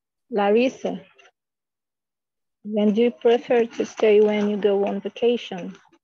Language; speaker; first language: English; non-native, learner; Portuguese